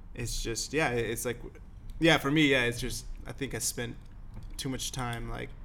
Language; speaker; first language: English; native; English